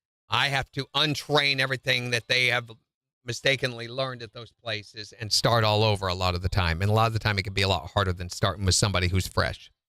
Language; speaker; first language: English; native; English